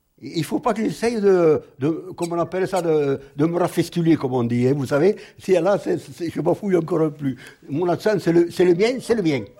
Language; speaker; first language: French; native; French